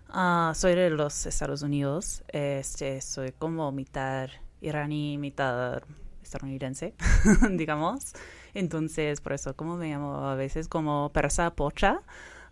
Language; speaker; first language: Spanish; non-native, fluent; English